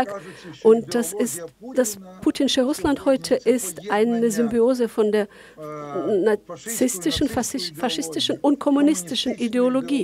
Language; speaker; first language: German; non-native, fluent; Ukrainian